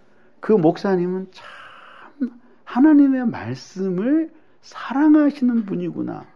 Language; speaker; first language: Korean; native; Korean